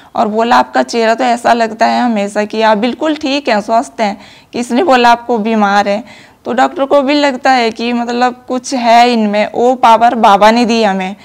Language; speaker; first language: Hindi; native; Hindi